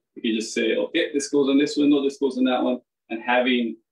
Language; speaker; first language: English; native; English